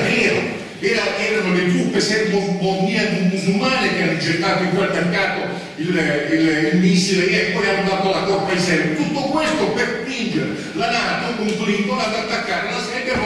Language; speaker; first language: Italian; native; Italian